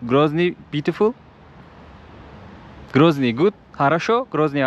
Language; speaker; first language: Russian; non-native, learner; Turkish